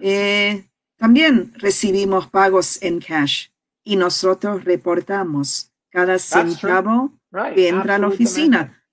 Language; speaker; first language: Spanish; early bilingual, heritage; Spanish